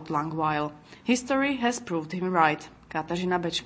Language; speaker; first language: English; non-native, fluent; Czech